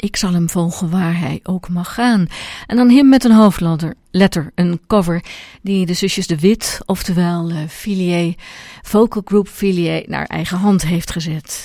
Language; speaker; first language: Dutch; native; Dutch